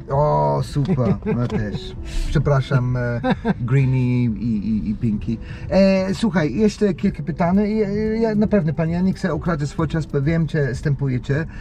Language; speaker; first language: Polish; non-native, learner; English